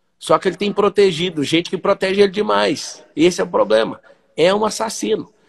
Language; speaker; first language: Portuguese; native; Portuguese